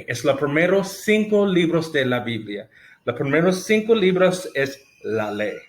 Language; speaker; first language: Spanish; non-native, fluent; English